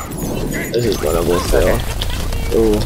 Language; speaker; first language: English; native; English